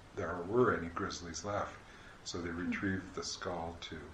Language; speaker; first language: English; native; English